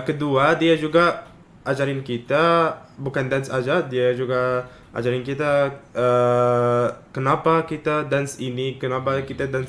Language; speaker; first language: Indonesian; non-native, fluent; Arabic